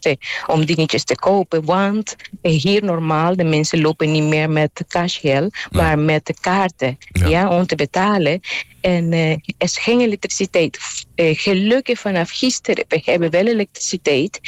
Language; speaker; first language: Dutch; non-native, fluent; Spanish